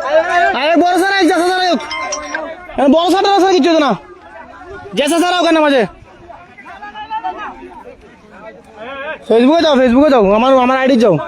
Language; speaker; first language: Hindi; non-native, learner; Bangla